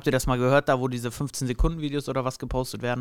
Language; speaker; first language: German; native; German